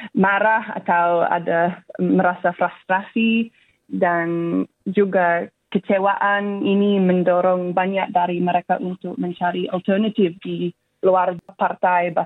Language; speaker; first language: Indonesian; non-native, fluent; English